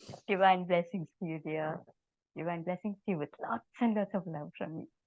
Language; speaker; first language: English; non-native, local second language; Telugu